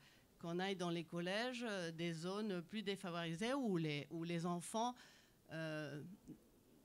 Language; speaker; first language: French; native; French